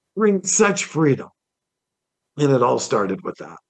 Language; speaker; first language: English; native; English